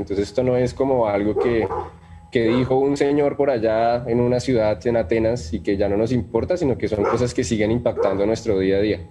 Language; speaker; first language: Spanish; native; Spanish